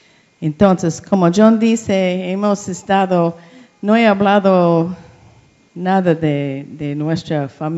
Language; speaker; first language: Spanish; non-native, learner; English